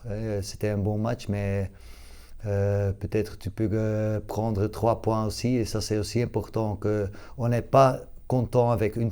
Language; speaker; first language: French; non-native, local second language; Dutch